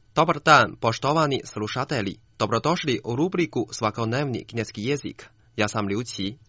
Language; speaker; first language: Croatian; non-native, fluent; Chinese